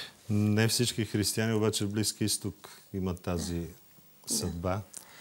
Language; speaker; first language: Bulgarian; native; Bulgarian